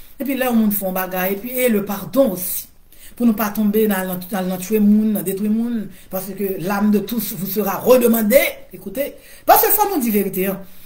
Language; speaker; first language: French; non-native, local second language; Haitian Creole